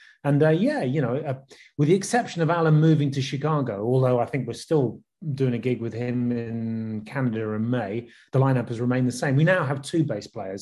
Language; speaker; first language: English; native; English